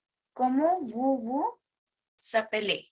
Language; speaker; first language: French; non-native, fluent; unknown